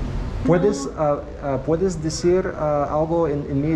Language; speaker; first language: Spanish; non-native, learner; English